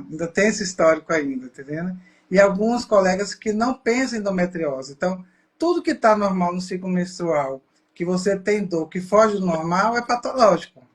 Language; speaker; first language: Portuguese; native; Portuguese